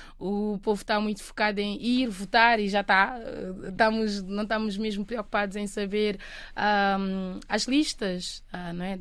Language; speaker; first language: Portuguese; non-native, local second language; Kabuverdianu